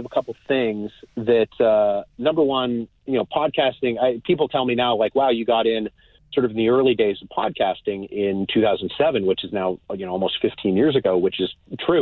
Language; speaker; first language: English; native; English